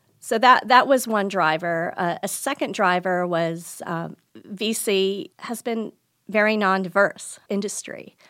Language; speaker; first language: English; early bilingual, other home language; Gujarati